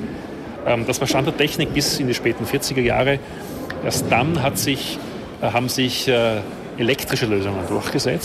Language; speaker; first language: German; native; German